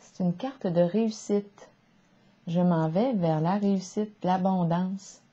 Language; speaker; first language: French; native; French